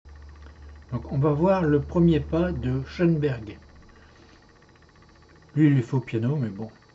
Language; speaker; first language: French; native; French